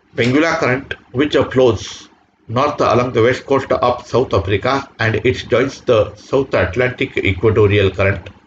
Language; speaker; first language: English; non-native, local second language; Marathi